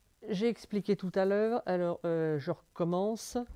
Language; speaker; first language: French; native; French